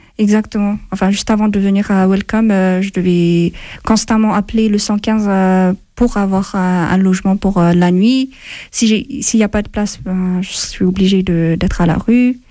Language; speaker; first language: French; non-native, fluent; Amharic